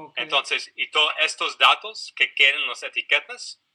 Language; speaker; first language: Spanish; non-native, fluent; English